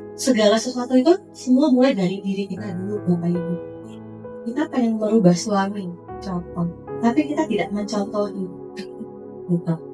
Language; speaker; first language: Indonesian; native; Indonesian